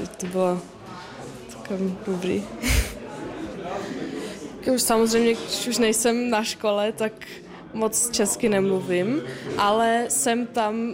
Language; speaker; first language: Czech; early bilingual, heritage; German